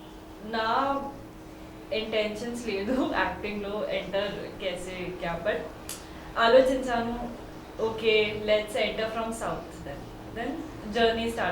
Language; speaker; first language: Telugu; non-native, learner; Hindi